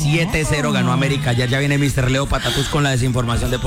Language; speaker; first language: Spanish; native; Spanish